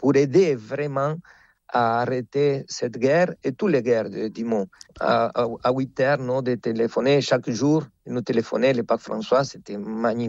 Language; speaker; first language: French; non-native, fluent; Spanish